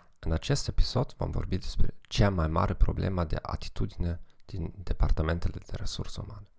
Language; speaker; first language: Romanian; non-native, fluent; German